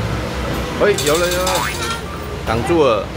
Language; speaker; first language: Chinese; native; Chinese